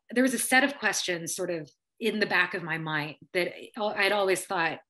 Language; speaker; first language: English; early bilingual, other home language; Filipino